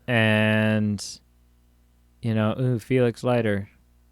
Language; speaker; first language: English; native; English